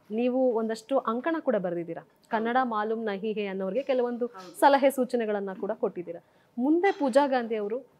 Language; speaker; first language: Kannada; native; Kannada